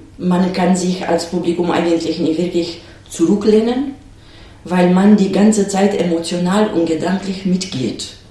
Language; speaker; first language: German; non-native, fluent; Romanian